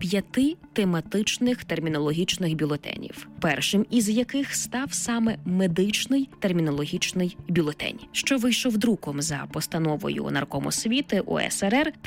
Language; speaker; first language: Ukrainian; native; Ukrainian